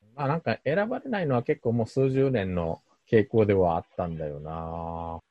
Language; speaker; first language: Japanese; native; Japanese